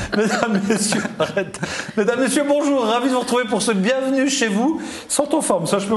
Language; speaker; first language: French; native; French